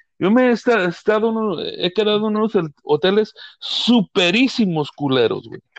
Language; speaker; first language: Spanish; early bilingual, heritage; Spanish